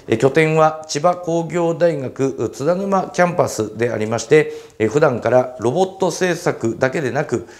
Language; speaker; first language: Japanese; native; Japanese